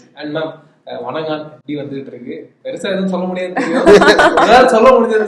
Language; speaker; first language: Tamil; native; Tamil